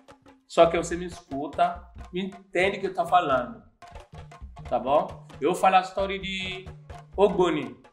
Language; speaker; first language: Portuguese; non-native, learner; Yoruba